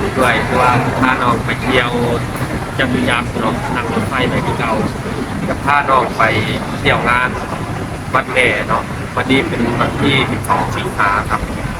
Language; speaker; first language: Thai; native; Thai